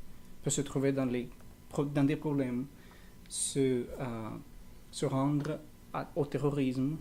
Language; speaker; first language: French; non-native, learner; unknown